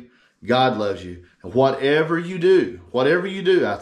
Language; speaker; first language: English; native; English